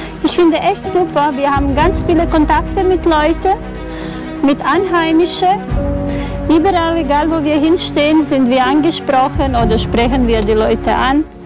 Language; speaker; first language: German; non-native, fluent; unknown